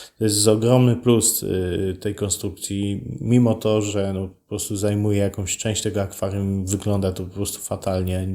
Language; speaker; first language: Polish; native; Polish